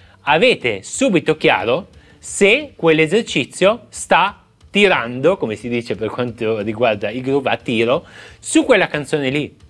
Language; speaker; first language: Italian; native; Italian